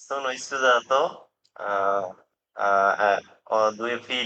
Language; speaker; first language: Italian; non-native, learner; Bangla